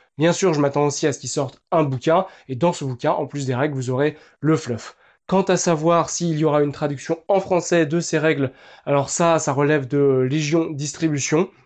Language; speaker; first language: French; native; French